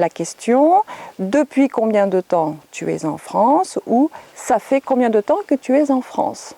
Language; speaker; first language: French; native; French